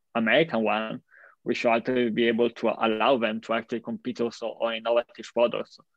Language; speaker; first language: English; non-native, fluent; Italian